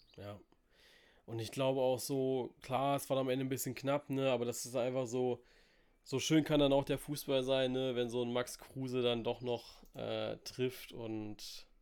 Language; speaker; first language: German; native; German